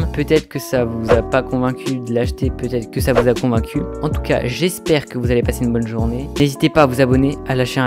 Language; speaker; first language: French; native; French